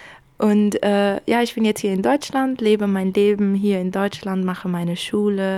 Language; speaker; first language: German; early bilingual, other home language; Kurdish